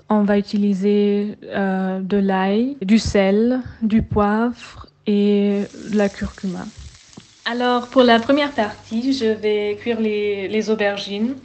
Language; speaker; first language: French; non-native, fluent; German